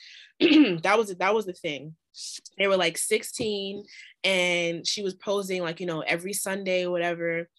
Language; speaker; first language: English; native; English